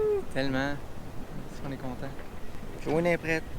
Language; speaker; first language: French; native; French